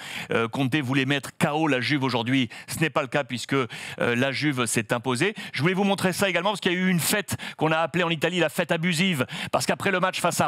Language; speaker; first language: French; native; French